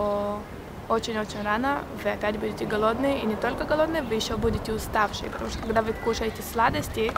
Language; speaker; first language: Russian; early bilingual, heritage; Russian